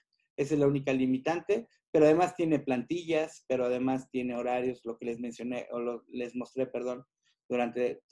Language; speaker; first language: Spanish; native; Spanish